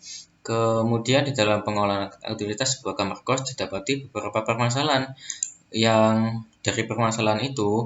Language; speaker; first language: Indonesian; native; Indonesian